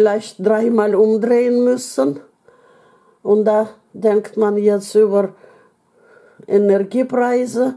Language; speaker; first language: German; non-native, fluent; Russian